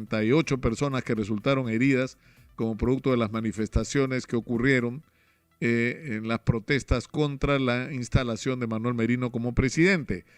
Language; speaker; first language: Spanish; native; Spanish